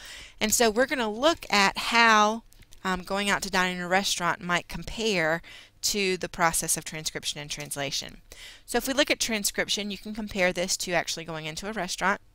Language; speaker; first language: English; native; English